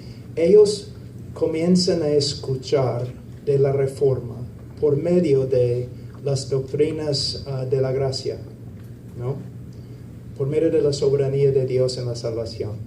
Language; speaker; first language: Spanish; non-native, fluent; English